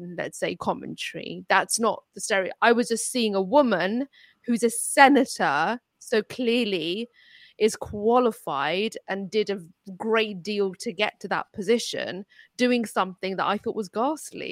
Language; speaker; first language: English; non-native, local second language; Urdu